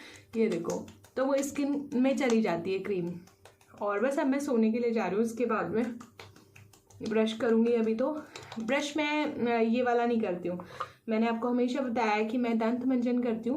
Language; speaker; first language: Hindi; native; Hindi